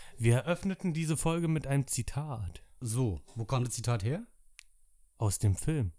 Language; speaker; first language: German; native; German